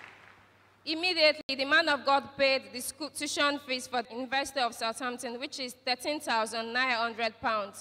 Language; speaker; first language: English; non-native, local second language; Yoruba